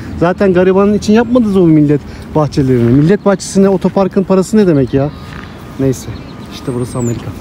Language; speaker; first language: Turkish; native; Turkish